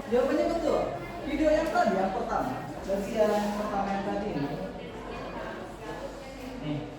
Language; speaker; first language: Indonesian; native; Indonesian